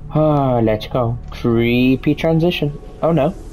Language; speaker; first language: English; native; English